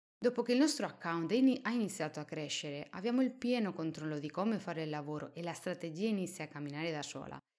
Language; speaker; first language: Italian; non-native, fluent; Spanish